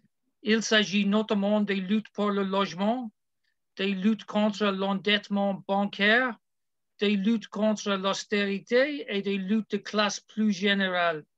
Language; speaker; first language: French; non-native, learner; English